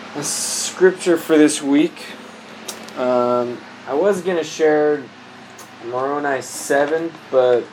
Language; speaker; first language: English; native; English